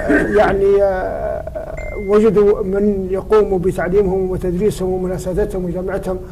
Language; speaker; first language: Arabic; native; Arabic